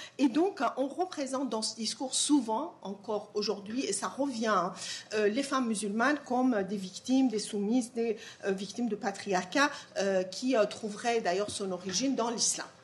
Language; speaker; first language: French; non-native, fluent; Persian